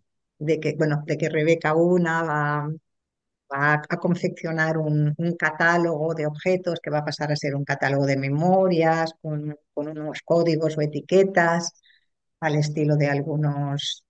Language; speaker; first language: Spanish; native; Spanish